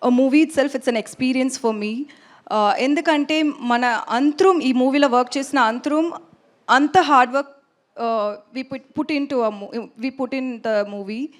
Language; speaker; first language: Telugu; non-native, learner; Tamil